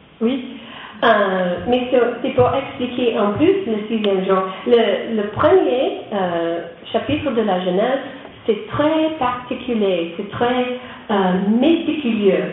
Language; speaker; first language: French; non-native, learner; English